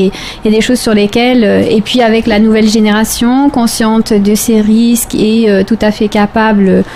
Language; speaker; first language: French; native; French